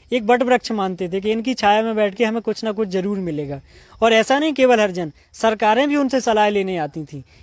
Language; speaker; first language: Hindi; native; Hindi